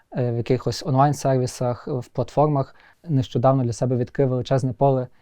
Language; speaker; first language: Ukrainian; native; Ukrainian